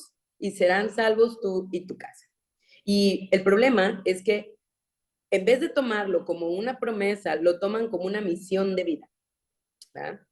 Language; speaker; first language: Spanish; native; Spanish